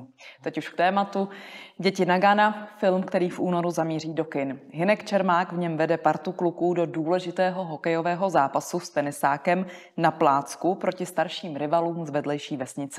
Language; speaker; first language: Czech; native; Czech